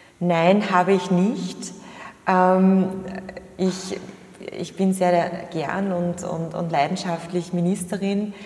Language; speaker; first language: German; native; German